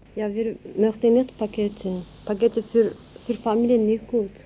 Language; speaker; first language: German; non-native, learner; Turkish